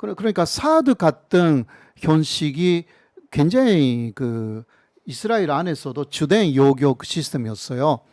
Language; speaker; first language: Korean; non-native, fluent; Japanese